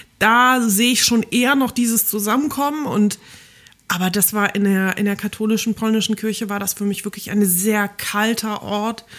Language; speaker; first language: German; early bilingual, other home language; Polish